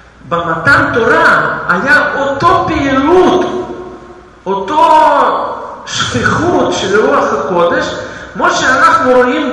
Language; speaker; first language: Hebrew; non-native, fluent; Russian